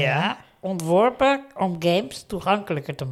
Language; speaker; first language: Dutch; native; Dutch